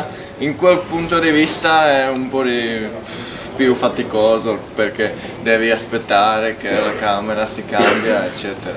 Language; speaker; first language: Italian; non-native, fluent; Czech